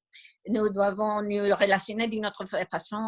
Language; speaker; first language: French; non-native, fluent; Spanish